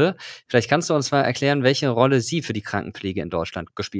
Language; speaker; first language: German; native; German